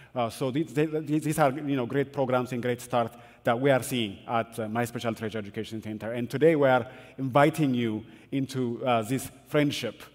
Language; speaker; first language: English; non-native, fluent; Amharic